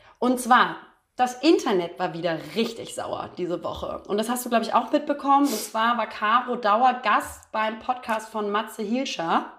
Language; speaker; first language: German; native; German